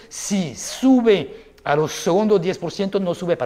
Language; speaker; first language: Spanish; non-native, learner; French